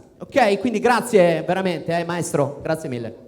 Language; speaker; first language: Italian; native; Italian